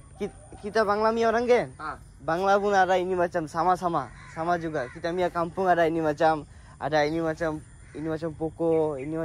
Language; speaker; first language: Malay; non-native, learner; Bangla